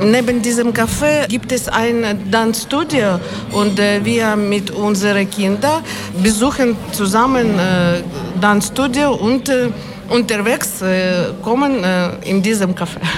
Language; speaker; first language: German; non-native, learner; Ukrainian